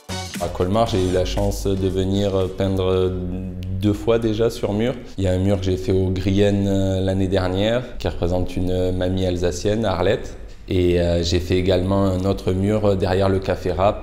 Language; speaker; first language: French; native; French